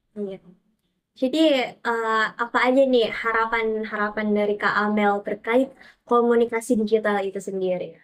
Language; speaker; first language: Indonesian; native; Indonesian